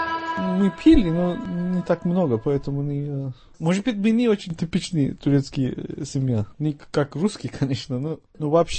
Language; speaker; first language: Russian; non-native, learner; Turkish